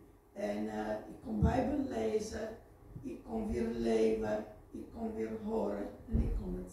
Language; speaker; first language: Dutch; non-native, fluent; Armenian